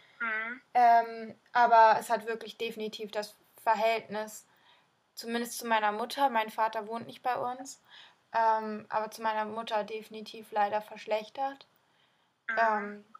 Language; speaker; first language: German; native; German